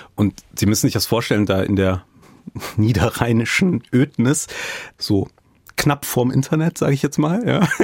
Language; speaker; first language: German; early bilingual, other home language; English